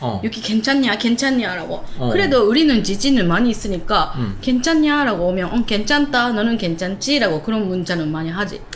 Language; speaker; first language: Korean; non-native, learner; Japanese